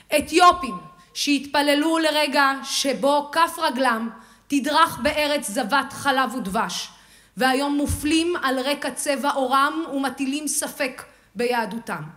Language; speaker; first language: Hebrew; non-native, local second language; Arabic